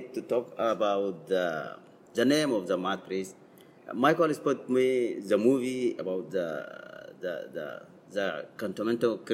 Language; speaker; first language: English; non-native, learner; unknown